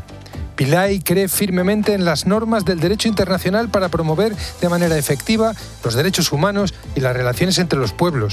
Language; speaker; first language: Spanish; native; Spanish